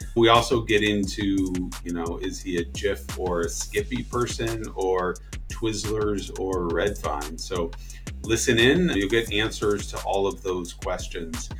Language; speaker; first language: English; native; English